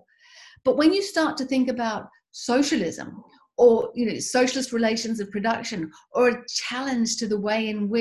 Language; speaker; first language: English; native; English